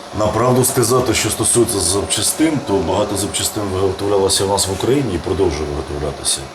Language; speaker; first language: Ukrainian; native; Ukrainian